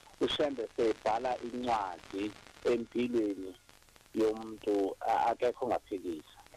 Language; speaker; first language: Zulu; non-native, local second language; Xhosa